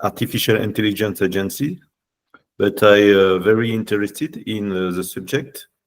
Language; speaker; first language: English; non-native, learner; French